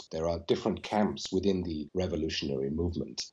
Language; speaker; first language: English; non-native, fluent; German